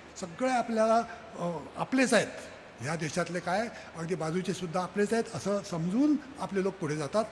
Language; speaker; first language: Marathi; native; Marathi